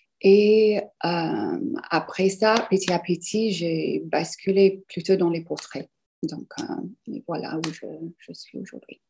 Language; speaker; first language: French; non-native, fluent; English